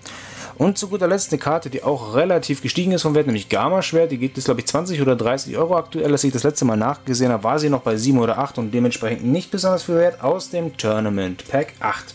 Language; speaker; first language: German; native; German